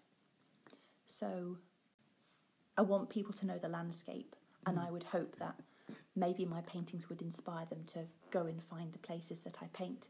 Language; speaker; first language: English; native; English